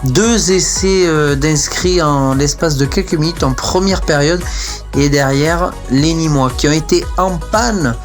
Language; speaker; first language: French; native; French